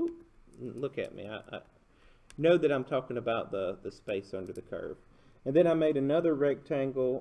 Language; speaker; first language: English; native; English